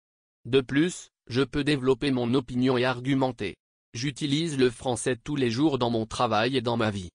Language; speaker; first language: French; non-native, learner; Chinese